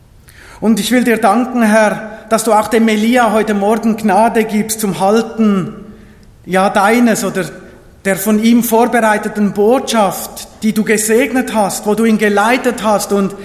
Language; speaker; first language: German; native; German